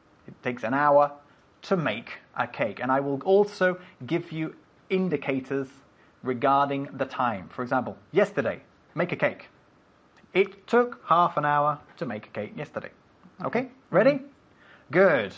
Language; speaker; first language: English; native; English